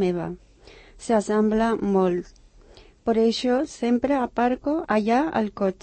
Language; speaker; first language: Catalan; non-native, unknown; Spanish